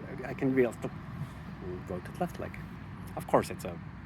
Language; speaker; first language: English; non-native, fluent; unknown